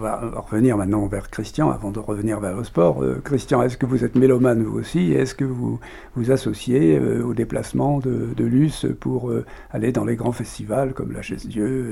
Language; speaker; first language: French; native; French